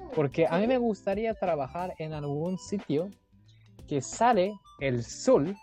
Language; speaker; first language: Spanish; non-native, fluent; Japanese